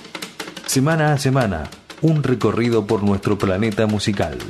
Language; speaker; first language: Spanish; native; Spanish